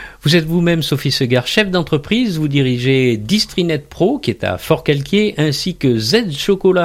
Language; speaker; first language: French; native; French